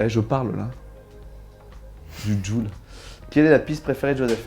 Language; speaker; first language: French; native; French